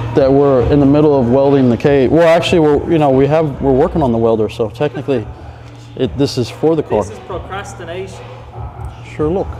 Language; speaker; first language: English; native; English